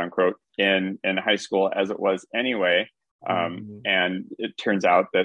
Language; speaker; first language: English; native; English